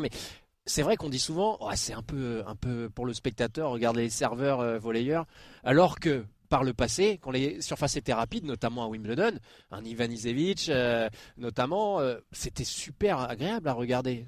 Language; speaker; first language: French; native; French